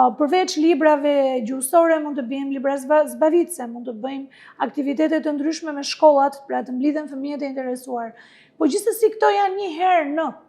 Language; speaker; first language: Albanian; non-native, local second language; Greek